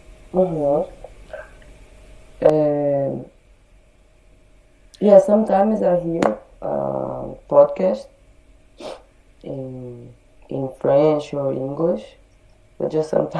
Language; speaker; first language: English; non-native, learner; Portuguese